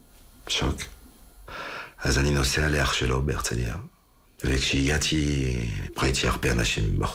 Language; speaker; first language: Hebrew; non-native, fluent; French